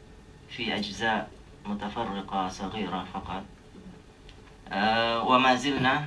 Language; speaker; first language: Arabic; non-native, fluent; Malay